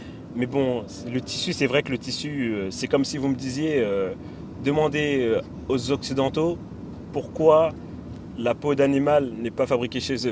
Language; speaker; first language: French; early bilingual, other home language; Bambara